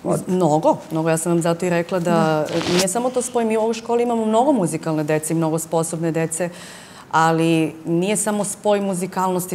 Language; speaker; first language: Serbian; native; Serbian